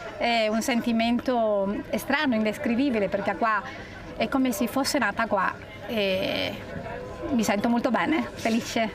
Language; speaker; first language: Italian; non-native, fluent; Spanish